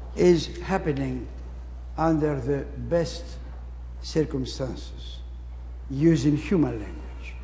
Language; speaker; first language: English; non-native, fluent; Greek